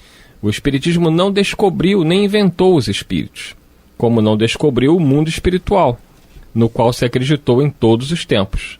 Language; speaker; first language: Portuguese; native; Portuguese